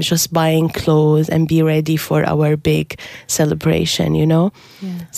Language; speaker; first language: English; non-native, fluent; Arabic